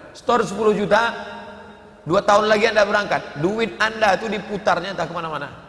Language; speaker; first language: Indonesian; native; Indonesian